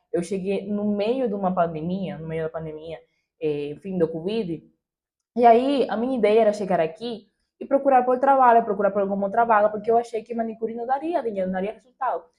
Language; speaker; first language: Portuguese; non-native, fluent; Spanish